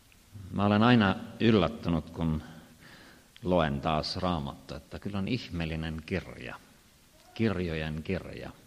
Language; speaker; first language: Finnish; non-native, fluent; Estonian